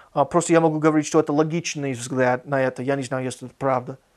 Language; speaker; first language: Russian; non-native, fluent; English